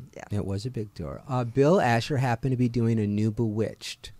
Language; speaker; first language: English; native; English